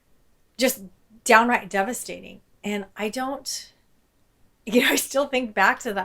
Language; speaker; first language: English; native; English